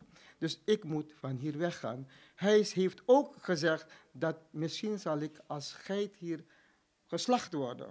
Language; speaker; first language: Dutch; non-native, fluent; Urdu